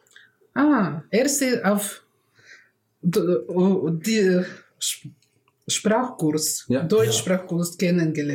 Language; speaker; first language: German; non-native, learner; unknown